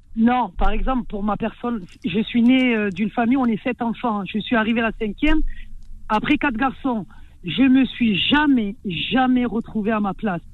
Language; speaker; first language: French; early bilingual, other home language; Arabic